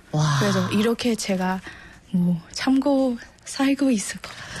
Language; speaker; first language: Korean; non-native, learner; Burmese